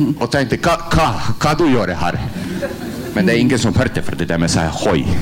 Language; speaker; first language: Norwegian; non-native, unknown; Croatian